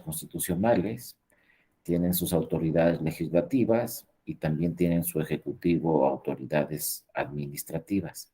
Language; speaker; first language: Spanish; native; Spanish